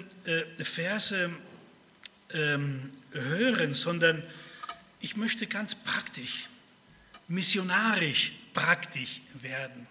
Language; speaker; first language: German; early bilingual, other home language; Spanish